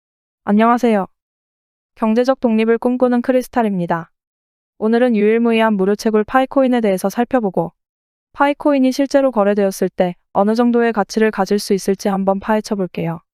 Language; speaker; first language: Korean; native; Korean